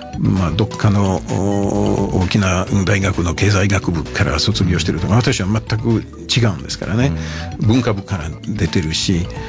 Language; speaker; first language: Japanese; non-native, fluent; French